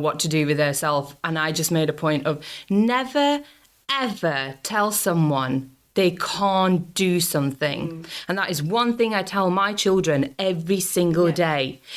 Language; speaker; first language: English; non-native, fluent; Latvian